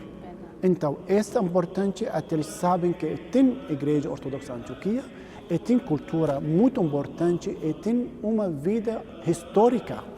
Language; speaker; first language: Portuguese; non-native, learner; Arabic